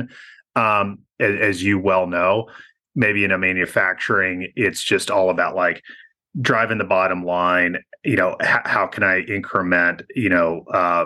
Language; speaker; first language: English; native; English